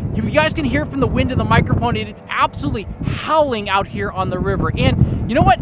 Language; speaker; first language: English; native; English